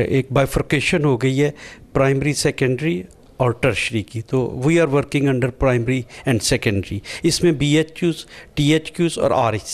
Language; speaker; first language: Urdu; non-native, local second language; Punjabi